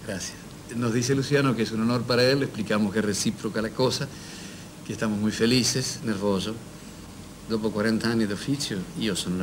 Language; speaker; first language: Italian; non-native, learner; Spanish